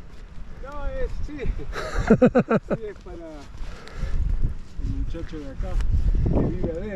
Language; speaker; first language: Spanish; native; Spanish